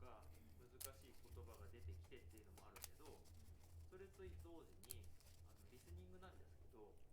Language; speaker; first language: Japanese; native; Japanese